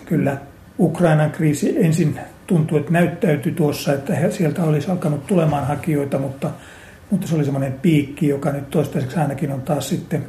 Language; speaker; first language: Finnish; native; Finnish